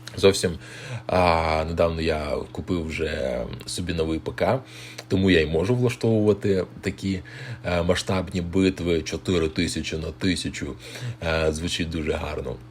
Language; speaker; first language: Ukrainian; native; Ukrainian